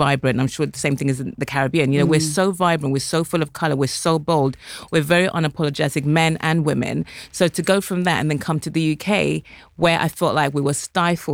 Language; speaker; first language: English; native; English